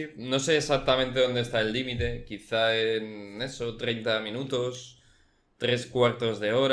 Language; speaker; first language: Spanish; native; Spanish